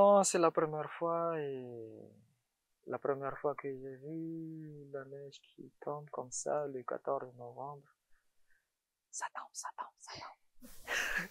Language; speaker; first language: French; non-native, local second language; Malagasy